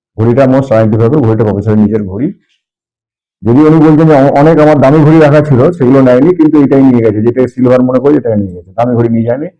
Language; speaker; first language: Bangla; native; Bangla